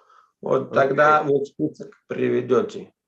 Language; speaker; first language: Russian; native; Russian